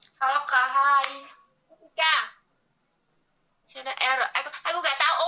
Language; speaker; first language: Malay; non-native, learner; Vietnamese